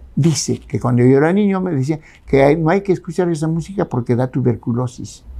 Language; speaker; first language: Spanish; native; Spanish